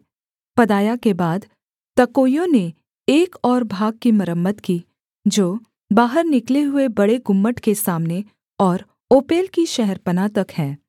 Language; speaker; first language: Hindi; native; Hindi